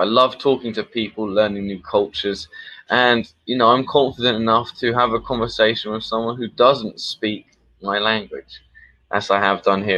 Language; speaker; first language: English; native; English